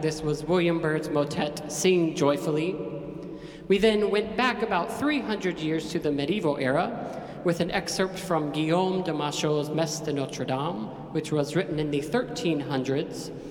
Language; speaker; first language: English; native; English